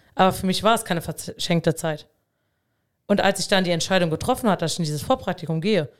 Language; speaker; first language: German; native; German